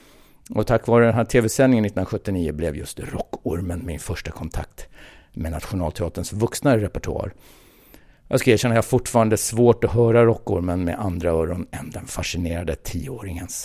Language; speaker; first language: Swedish; native; Swedish